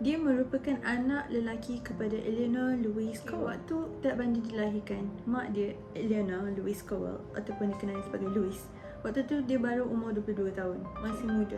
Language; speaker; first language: Malay; native; Malay